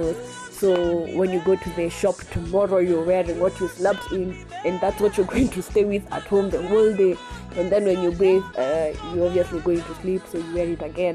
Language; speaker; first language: English; non-native, local second language; Swahili